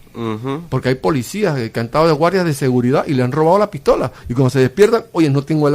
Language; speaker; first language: Spanish; native; Spanish